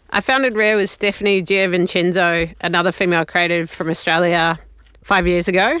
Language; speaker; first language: English; native; English